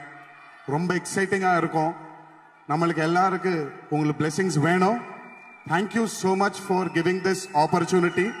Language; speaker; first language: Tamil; non-native, fluent; Telugu